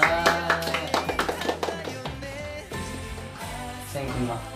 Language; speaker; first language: Japanese; non-native, learner; Korean